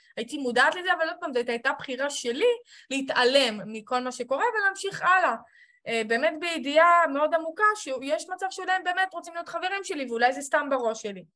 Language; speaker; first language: Hebrew; native; Hebrew